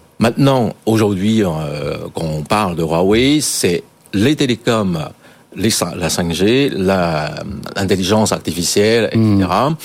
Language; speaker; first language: French; non-native, fluent; Chinese